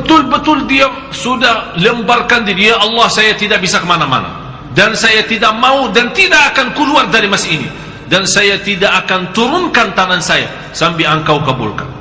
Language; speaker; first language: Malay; non-native, fluent; Arabic